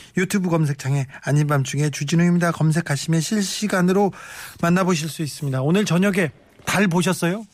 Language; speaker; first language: Korean; native; Korean